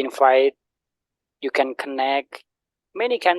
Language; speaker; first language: English; non-native, learner; Indonesian